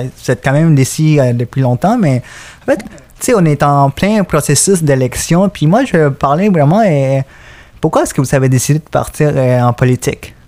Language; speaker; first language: French; native; French